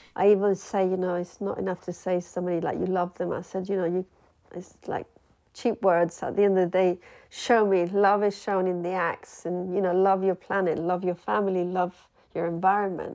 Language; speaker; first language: English; early bilingual, other home language; Spanish